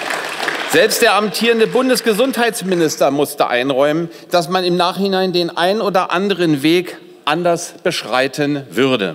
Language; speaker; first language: German; native; German